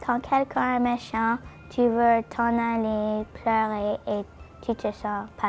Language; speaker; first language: French; non-native, local second language; English